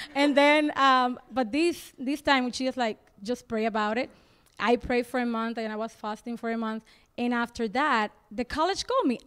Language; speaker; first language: English; non-native, fluent; Spanish